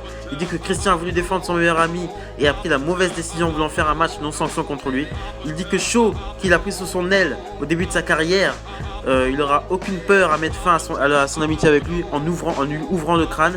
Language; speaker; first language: French; native; French